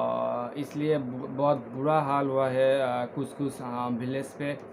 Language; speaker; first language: Hindi; non-native, learner; Bangla